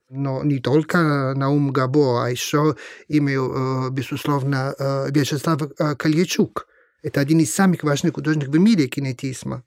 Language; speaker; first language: Russian; non-native, fluent; Italian